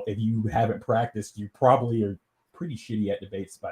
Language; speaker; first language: English; native; English